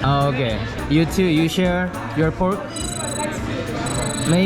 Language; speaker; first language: English; non-native, learner; Korean